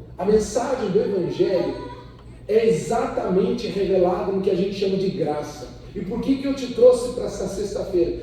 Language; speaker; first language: Portuguese; early bilingual, other home language; Spanish